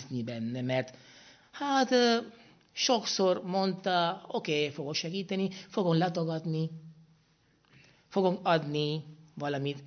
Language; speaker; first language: Hungarian; non-native, fluent; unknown